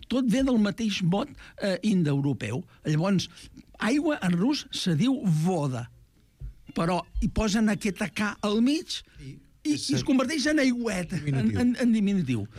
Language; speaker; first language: Catalan; native; Catalan